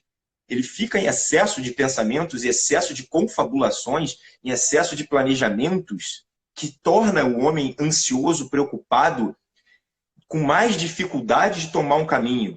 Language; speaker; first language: Portuguese; native; Portuguese